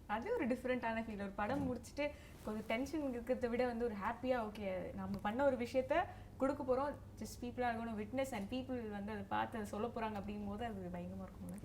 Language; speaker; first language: Tamil; native; Tamil